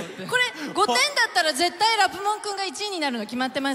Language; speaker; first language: Japanese; native; Japanese